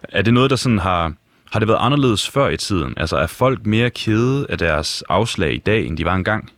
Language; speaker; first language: Danish; native; Danish